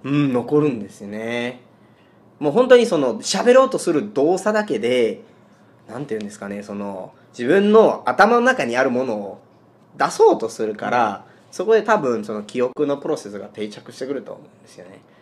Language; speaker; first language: Japanese; non-native, fluent; Spanish